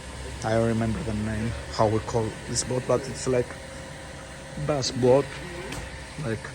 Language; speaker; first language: English; non-native, learner; Greek